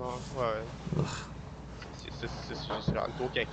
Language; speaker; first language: French; native; French